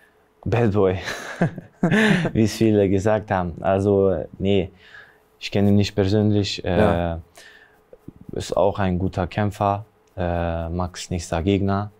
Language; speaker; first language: German; early bilingual, other home language; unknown